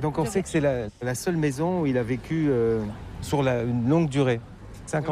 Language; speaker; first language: French; native; French